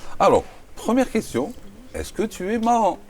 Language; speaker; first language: French; non-native, local second language; Arabic